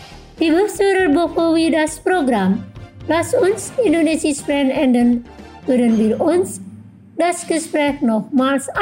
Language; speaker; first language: German; non-native, local second language; Indonesian